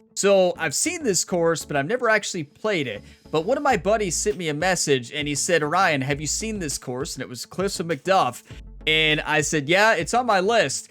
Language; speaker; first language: English; native; English